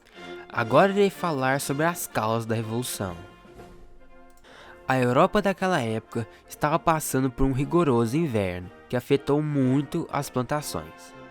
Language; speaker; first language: Portuguese; native; Portuguese